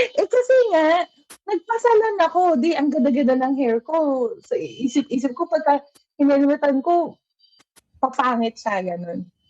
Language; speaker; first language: Filipino; native; Filipino